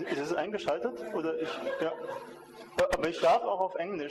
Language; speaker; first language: German; native; German